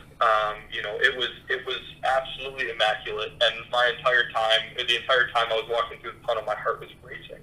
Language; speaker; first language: English; native; English